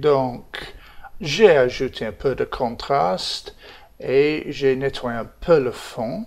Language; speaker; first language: French; non-native, fluent; English